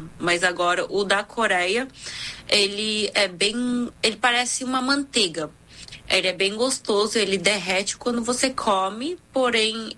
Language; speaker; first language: Portuguese; non-native, fluent; Korean